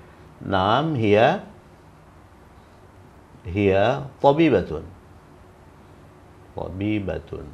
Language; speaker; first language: Arabic; non-native, fluent; Indonesian